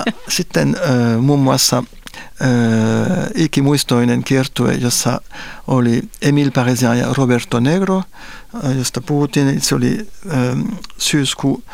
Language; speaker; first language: Finnish; non-native, fluent; French